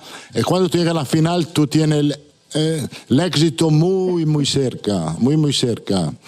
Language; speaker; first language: Spanish; non-native, fluent; Italian